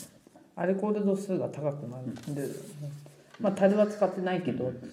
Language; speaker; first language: Japanese; native; Japanese